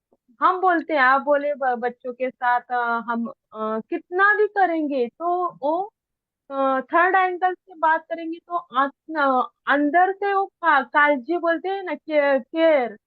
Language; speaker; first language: Hindi; non-native, local second language; Marathi